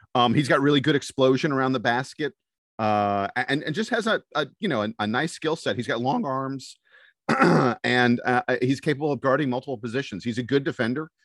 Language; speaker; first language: English; native; English